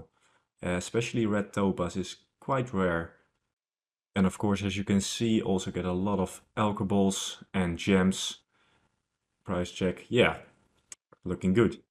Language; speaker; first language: English; non-native, fluent; Dutch